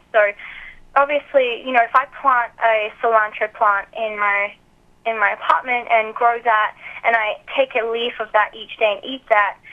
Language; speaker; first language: English; native; English